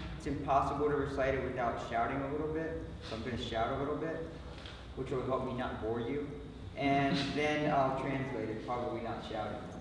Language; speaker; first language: English; native; English